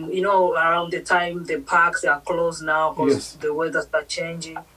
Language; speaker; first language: English; non-native, local second language; Swahili